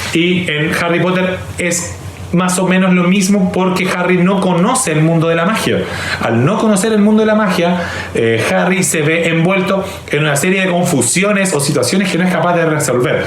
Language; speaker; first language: Spanish; native; Spanish